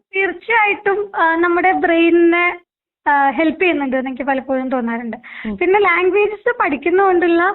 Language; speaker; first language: Malayalam; non-native, local second language; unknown